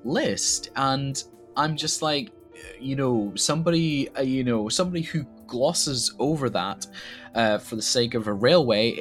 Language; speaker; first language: English; native; English